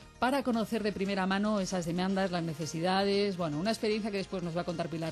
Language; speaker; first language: Spanish; native; Spanish